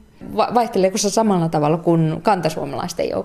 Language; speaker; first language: Finnish; native; Finnish